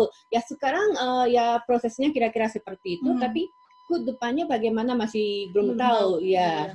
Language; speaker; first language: Indonesian; non-native, fluent; Japanese